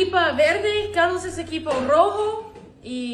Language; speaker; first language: Spanish; non-native, learner; English